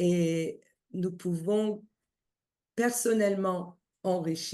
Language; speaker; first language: French; non-native, fluent; Turkish